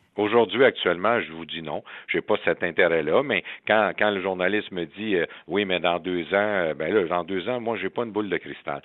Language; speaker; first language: French; native; French